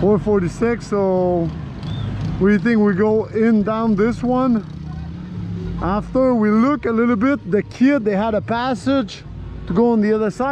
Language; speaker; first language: English; non-native, local second language; French